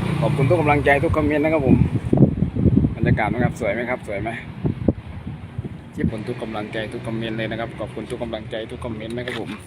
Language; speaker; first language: Thai; native; Thai